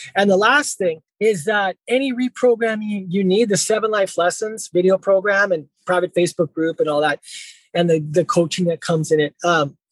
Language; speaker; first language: English; native; English